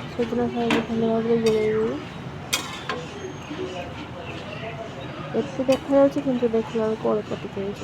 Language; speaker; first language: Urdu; non-native, local second language; Odia